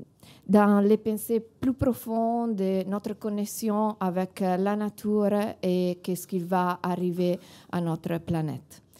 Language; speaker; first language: French; non-native, fluent; Italian